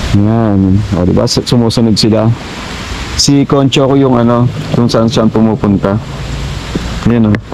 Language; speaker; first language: Filipino; native; Filipino